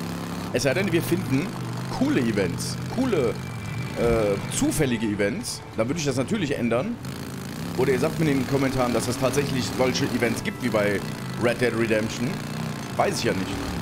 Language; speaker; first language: German; native; German